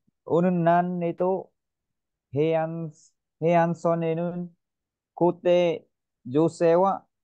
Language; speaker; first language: Korean; non-native, learner; Vietnamese